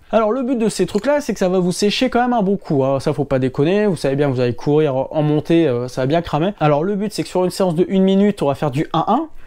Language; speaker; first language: French; native; French